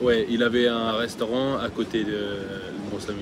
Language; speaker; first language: French; early bilingual, other home language; English